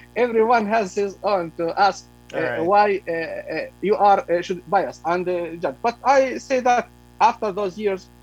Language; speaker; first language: English; non-native, fluent; Arabic